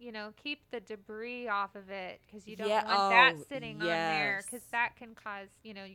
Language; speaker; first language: English; native; English